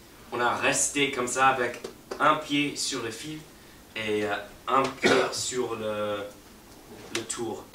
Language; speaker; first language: French; non-native, fluent; English